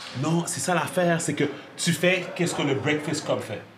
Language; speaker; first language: French; native; French